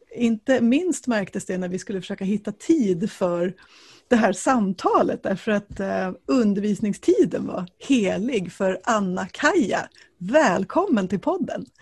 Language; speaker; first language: Swedish; native; Swedish